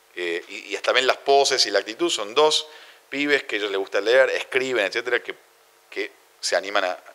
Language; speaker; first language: Spanish; native; Spanish